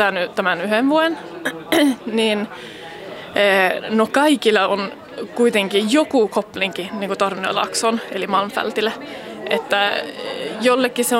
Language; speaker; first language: Finnish; early bilingual, heritage; Finnish